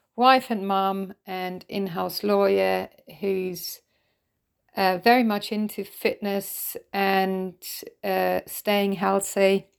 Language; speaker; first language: English; non-native, fluent; German